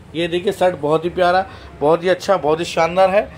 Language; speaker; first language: Hindi; non-native, local second language; Urdu